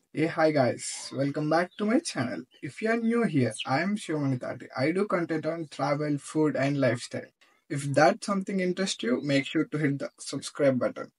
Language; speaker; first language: English; non-native, local second language; Telugu